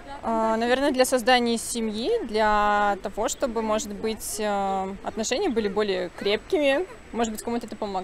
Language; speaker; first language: Russian; native; Russian